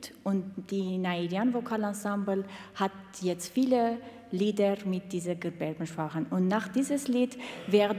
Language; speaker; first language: German; non-native, fluent; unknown